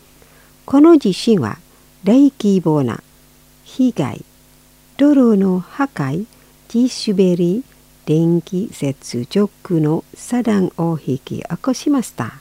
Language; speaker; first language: Japanese; non-native, fluent; Indonesian